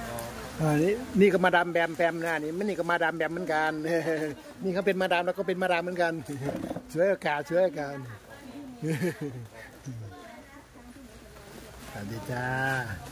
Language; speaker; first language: Thai; native; Thai